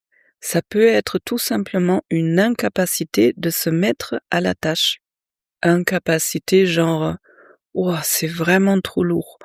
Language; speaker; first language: French; native; French